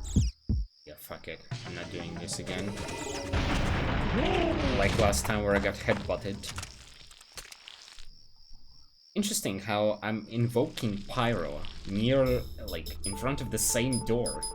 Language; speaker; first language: English; non-native, fluent; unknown